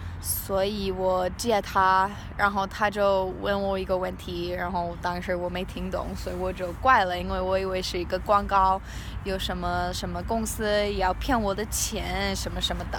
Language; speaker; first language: Chinese; non-native, learner; English